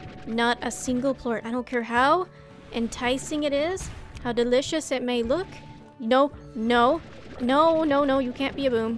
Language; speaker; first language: English; native; English